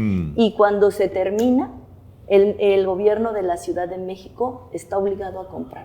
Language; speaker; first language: Spanish; native; Spanish